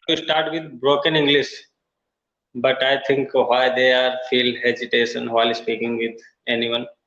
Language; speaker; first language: English; non-native, learner; Hindi